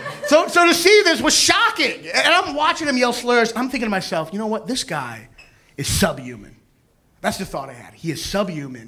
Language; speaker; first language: English; native; English